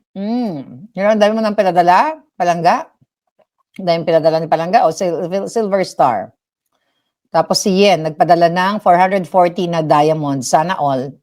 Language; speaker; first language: Filipino; non-native, local second language; Hiligaynon